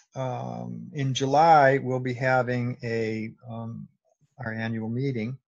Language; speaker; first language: English; native; English